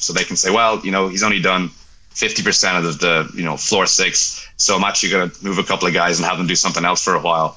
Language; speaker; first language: English; native; English